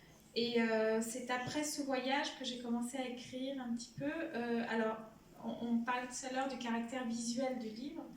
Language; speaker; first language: French; early bilingual, other home language; Spanish